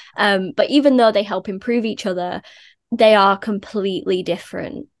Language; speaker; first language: English; native; English